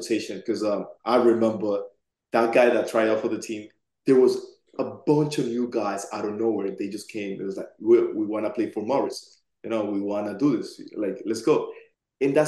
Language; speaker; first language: English; non-native, fluent; Spanish